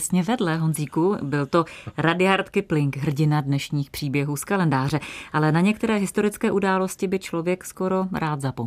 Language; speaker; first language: Czech; native; Czech